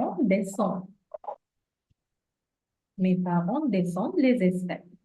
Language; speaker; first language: French; non-native, fluent; English